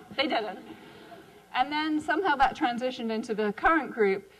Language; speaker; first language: English; native; English